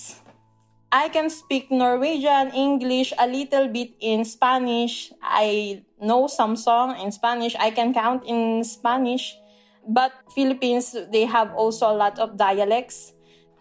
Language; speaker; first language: English; non-native, local second language; Filipino